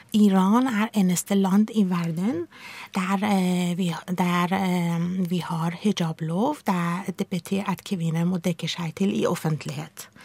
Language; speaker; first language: Norwegian; non-native, fluent; Persian